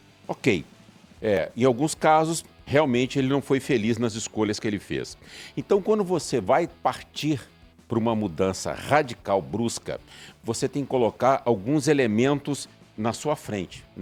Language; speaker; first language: Portuguese; native; Portuguese